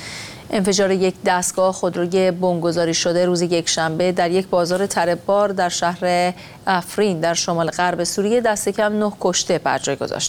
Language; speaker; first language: Persian; native; Persian